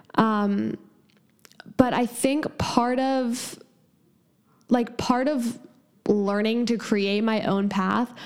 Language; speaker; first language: English; native; English